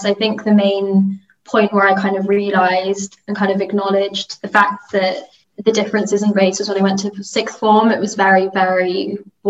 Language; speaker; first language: English; native; English